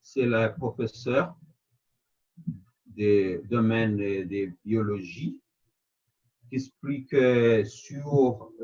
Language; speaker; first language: French; non-native, fluent; Portuguese